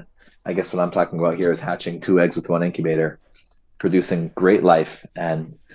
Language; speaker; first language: English; native; English